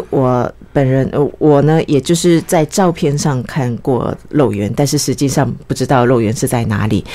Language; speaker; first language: Chinese; early bilingual, other home language; Japanese